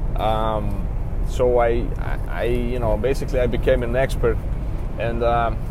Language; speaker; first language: English; non-native, fluent; Russian